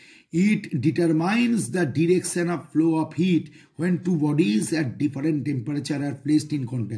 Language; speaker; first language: English; non-native, local second language; Bangla